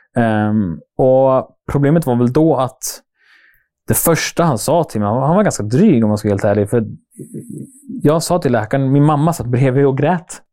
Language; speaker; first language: Swedish; native; Swedish